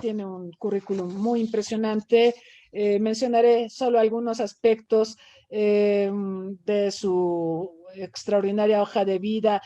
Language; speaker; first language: Spanish; native; Spanish